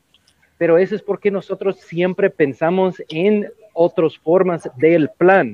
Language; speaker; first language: Spanish; non-native, learner; English